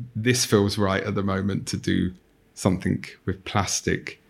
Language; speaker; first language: English; native; English